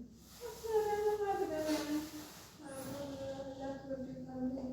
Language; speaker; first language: Arabic; non-native, learner; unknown